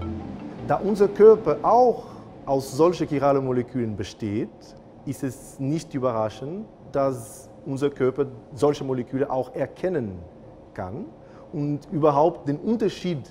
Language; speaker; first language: German; non-native, fluent; Portuguese